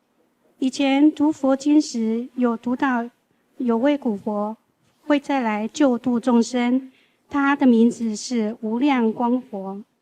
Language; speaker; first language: Chinese; native; Chinese